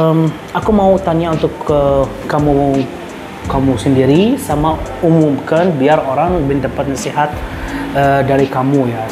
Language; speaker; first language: Indonesian; non-native, learner; Arabic